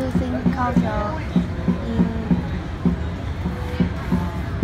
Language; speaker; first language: English; non-native, learner; Vietnamese